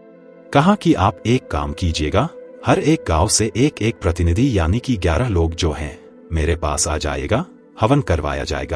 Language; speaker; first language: Hindi; native; Hindi